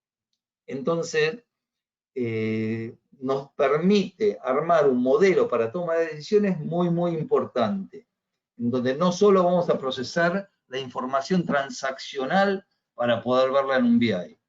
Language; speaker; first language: Spanish; native; Spanish